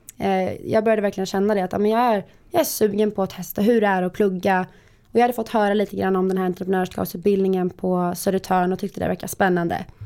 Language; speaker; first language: Swedish; native; Swedish